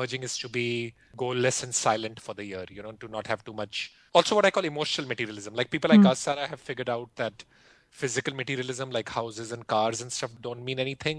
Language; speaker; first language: English; non-native, local second language; Hindi